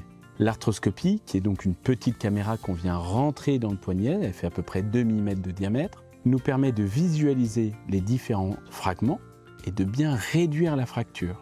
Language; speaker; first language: French; native; French